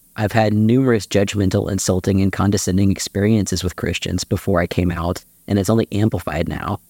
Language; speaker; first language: English; native; English